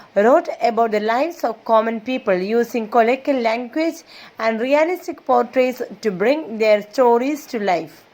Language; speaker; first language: English; non-native, local second language; Malayalam